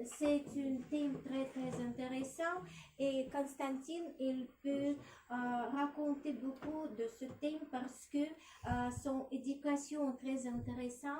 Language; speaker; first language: French; non-native, learner; Russian